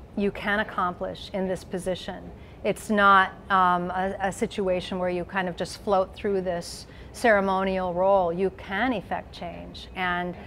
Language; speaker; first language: English; native; English